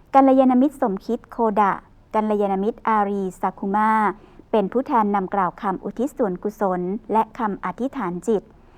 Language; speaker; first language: Thai; native; Thai